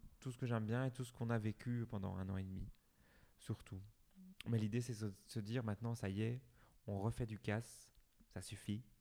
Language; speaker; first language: French; native; French